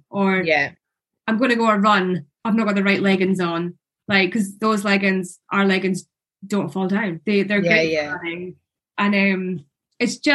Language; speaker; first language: English; native; English